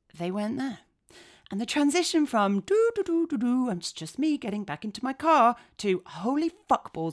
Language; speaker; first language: English; native; English